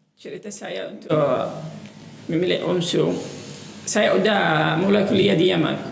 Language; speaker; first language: Indonesian; non-native, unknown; Arabic